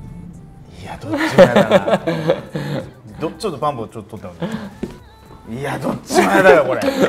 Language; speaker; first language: Japanese; native; Japanese